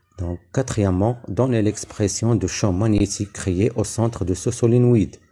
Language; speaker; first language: French; non-native, local second language; Arabic